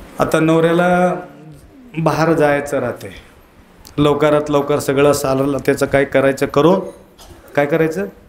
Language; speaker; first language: Marathi; non-native, local second language; Kannada